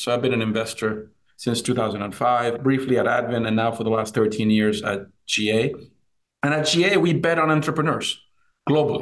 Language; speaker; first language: English; non-native, fluent; Spanish